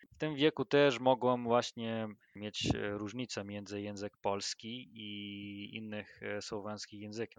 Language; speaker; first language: Polish; non-native, learner; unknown